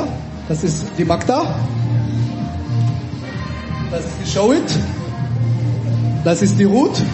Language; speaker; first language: German; early bilingual, other home language; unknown